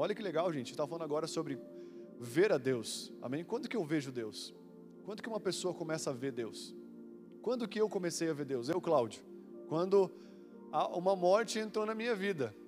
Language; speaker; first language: Portuguese; native; Portuguese